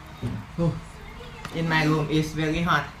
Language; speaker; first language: English; non-native, learner; Thai